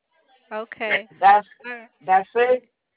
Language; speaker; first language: English; non-native, learner; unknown